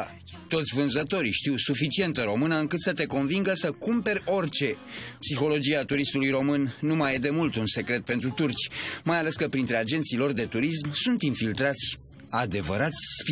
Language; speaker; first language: Romanian; native; Romanian